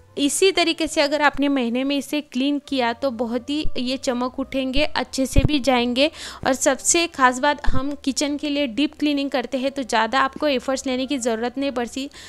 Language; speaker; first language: Hindi; non-native, local second language; Marathi